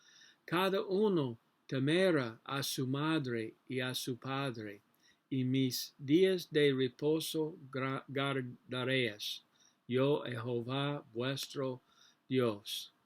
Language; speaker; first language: Spanish; non-native, learner; English